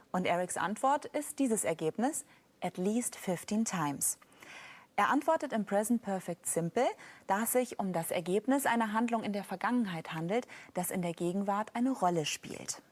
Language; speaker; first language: German; native; German